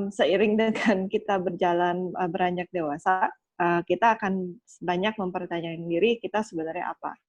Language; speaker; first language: Indonesian; early bilingual, other home language; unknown